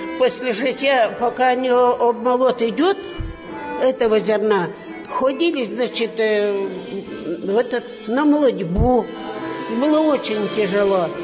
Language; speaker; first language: Russian; native; Russian